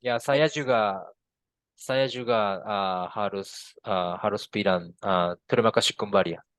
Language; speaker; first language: Indonesian; non-native, learner; Japanese